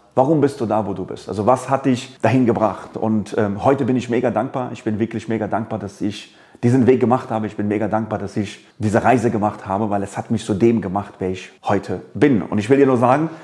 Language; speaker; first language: German; early bilingual, other home language; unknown